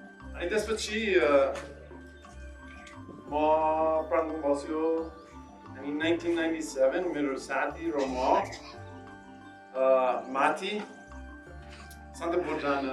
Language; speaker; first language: Nepali; non-native, learner; English